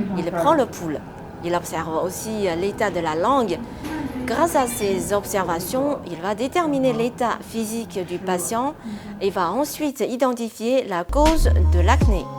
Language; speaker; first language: French; non-native, fluent; Chinese